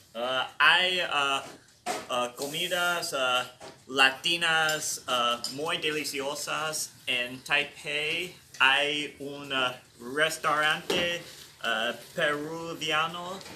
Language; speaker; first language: Spanish; non-native, learner; Indonesian